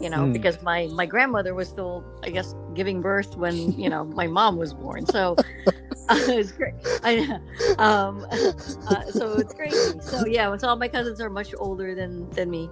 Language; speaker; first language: English; non-native, local second language; Filipino